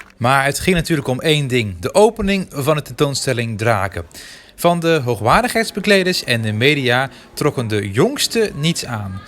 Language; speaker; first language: Dutch; native; Dutch